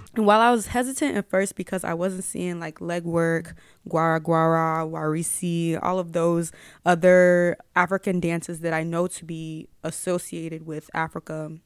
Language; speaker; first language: English; early bilingual, other home language; Yoruba